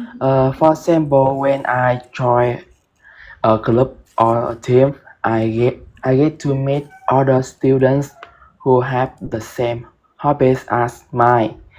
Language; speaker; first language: English; non-native, fluent; Vietnamese